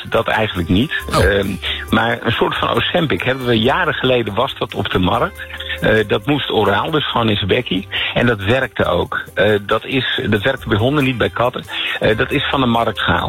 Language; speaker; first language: Dutch; native; Dutch